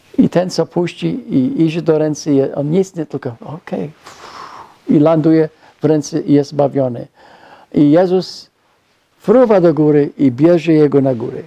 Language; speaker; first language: Polish; non-native, fluent; English